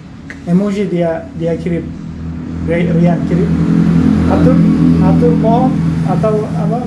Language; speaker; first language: Indonesian; non-native, learner; Turkish